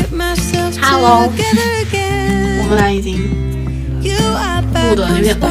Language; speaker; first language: Chinese; native; Chinese